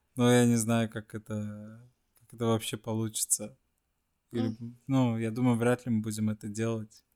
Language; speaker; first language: Russian; non-native, fluent; Swedish